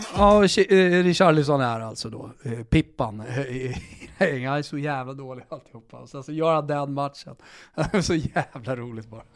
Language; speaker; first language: Swedish; native; Swedish